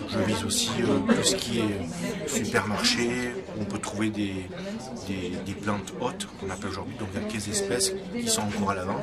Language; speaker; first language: French; native; French